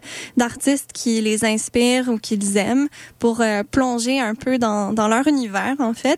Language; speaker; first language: French; native; French